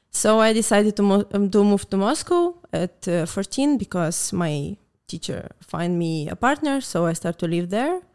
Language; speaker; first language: English; non-native, fluent; Russian